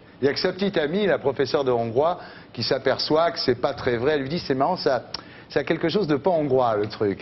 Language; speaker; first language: French; native; French